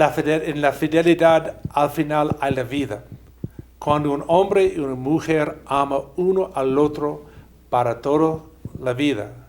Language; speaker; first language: Spanish; non-native, fluent; English